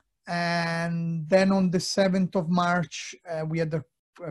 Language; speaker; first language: English; non-native, fluent; Italian